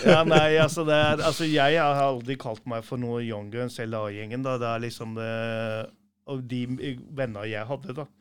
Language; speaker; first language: Norwegian; early bilingual, other home language; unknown